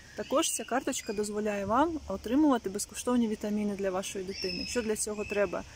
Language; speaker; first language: Ukrainian; native; Ukrainian